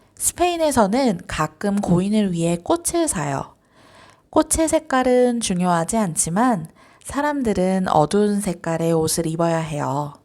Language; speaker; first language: Korean; non-native, fluent; Spanish